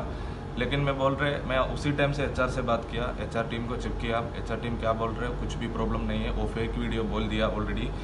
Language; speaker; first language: Hindi; non-native, learner; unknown